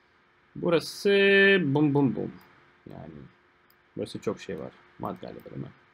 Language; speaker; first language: Turkish; non-native, fluent; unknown